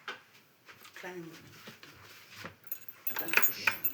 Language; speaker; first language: German; non-native, fluent; French